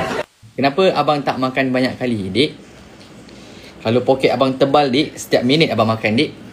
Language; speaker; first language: Malay; native; Malay